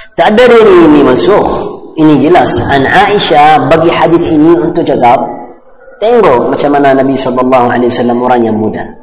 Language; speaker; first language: Malay; non-native, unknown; Arabic